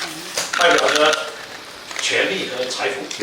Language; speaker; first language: Chinese; native; Chinese